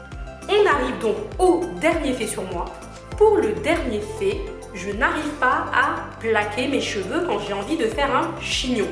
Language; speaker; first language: French; native; French